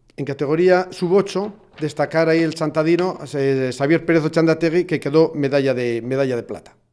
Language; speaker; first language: Spanish; native; Spanish